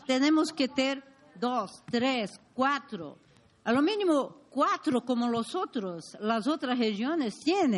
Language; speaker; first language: Spanish; non-native, learner; Portuguese